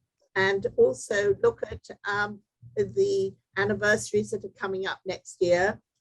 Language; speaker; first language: English; native; English